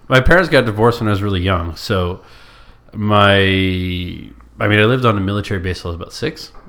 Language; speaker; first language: English; non-native, local second language; French